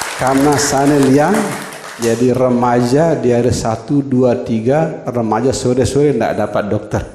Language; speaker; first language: Indonesian; non-native, local second language; Balinese